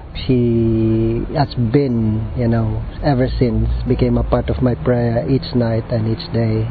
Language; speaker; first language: English; non-native, local second language; Filipino